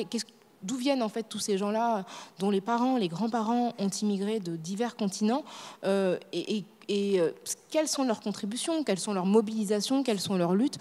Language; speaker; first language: French; native; French